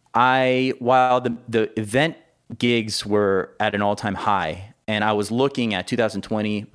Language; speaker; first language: English; native; English